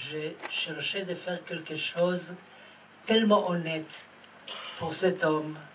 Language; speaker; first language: French; non-native, fluent; Hebrew